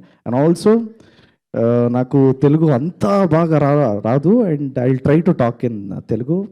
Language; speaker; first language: Telugu; non-native, local second language; Kannada